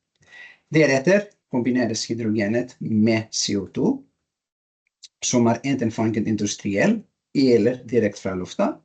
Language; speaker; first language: Norwegian; non-native, learner; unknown